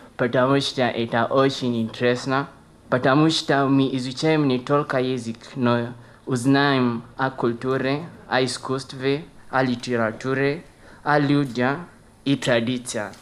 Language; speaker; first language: Russian; non-native, learner; Swahili